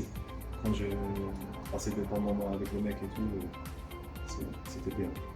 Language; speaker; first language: French; non-native, learner; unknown